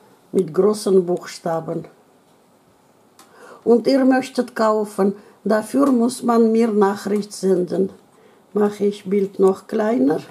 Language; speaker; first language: German; non-native, learner; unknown